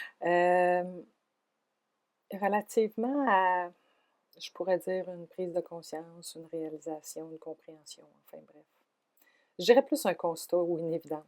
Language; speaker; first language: French; native; French